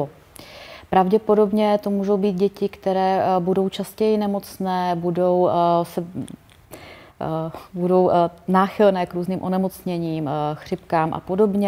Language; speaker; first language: Czech; native; Czech